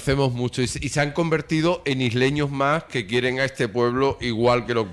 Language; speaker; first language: Spanish; native; Spanish